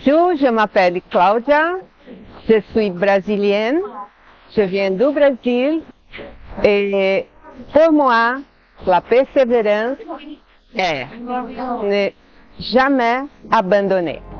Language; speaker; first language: French; non-native, learner; Portuguese